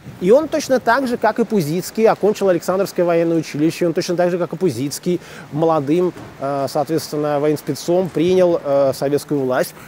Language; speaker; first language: Russian; native; Russian